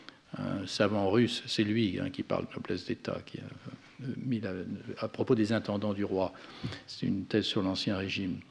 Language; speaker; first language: French; native; French